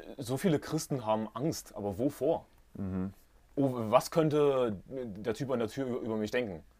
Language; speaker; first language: German; native; German